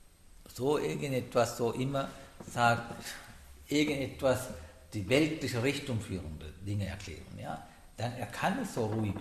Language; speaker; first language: German; non-native, learner; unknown